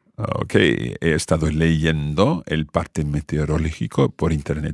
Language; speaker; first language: Spanish; non-native, fluent; English